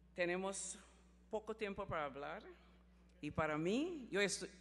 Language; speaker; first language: Spanish; non-native, learner; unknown